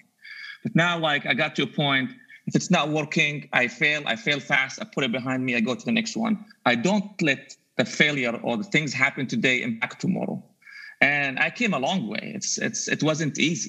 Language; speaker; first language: English; non-native, fluent; Arabic